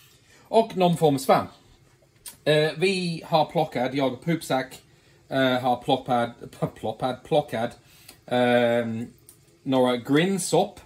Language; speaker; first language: Swedish; non-native, fluent; English